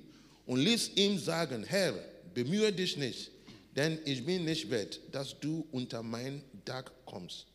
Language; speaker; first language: German; non-native, learner; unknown